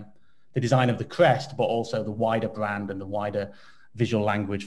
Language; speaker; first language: English; native; English